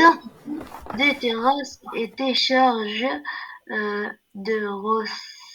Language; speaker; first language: French; non-native, learner; Arabic